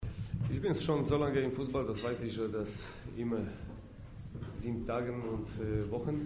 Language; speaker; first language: German; non-native, fluent; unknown